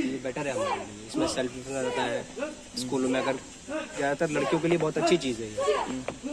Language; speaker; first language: Hindi; native; Hindi